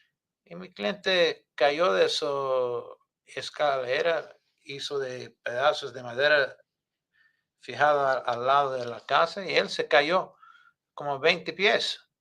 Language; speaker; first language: Spanish; non-native, fluent; English